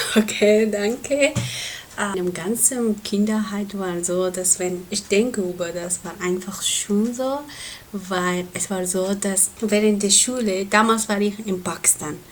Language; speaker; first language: German; non-native, learner; Persian